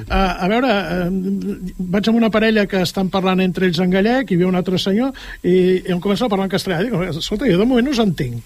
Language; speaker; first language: Catalan; native; Catalan